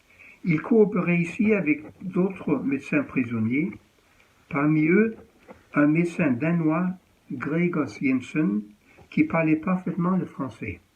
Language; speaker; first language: French; early bilingual, heritage; French